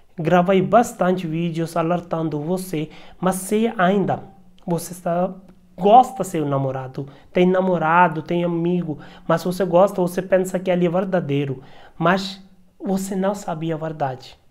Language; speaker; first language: Portuguese; non-native, learner; Hindi